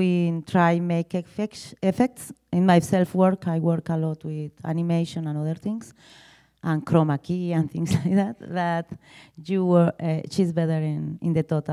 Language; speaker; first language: English; non-native, learner; Spanish